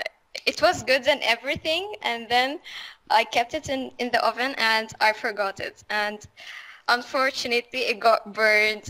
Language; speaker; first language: English; non-native, fluent; Arabic